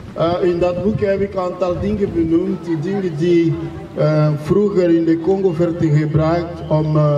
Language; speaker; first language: Dutch; non-native, fluent; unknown